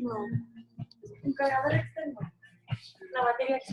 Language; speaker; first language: Spanish; native; Spanish